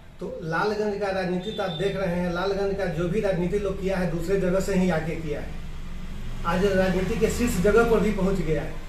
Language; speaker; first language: Hindi; native; Hindi